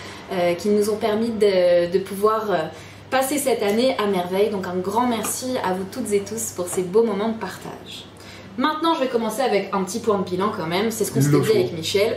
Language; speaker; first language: French; native; French